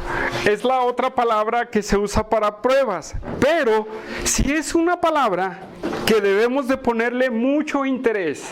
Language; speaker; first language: Spanish; native; Spanish